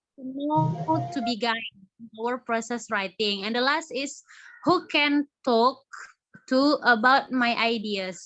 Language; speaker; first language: English; non-native, learner; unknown